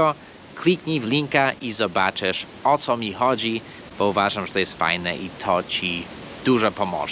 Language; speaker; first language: Polish; non-native, fluent; English